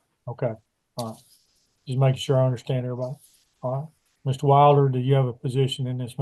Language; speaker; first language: English; native; English